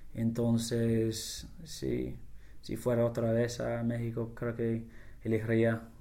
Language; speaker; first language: Spanish; non-native, fluent; English